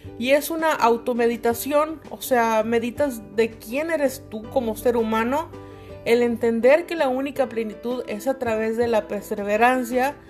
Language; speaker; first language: Spanish; native; Spanish